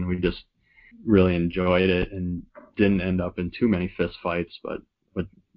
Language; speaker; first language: English; native; English